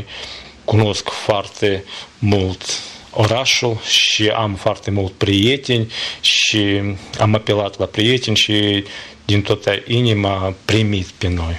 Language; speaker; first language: Romanian; non-native, learner; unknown